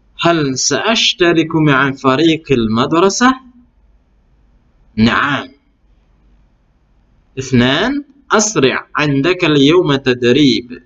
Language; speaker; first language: Arabic; non-native, fluent; Indonesian